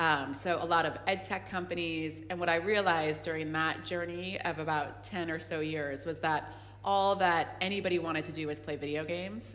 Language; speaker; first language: English; native; English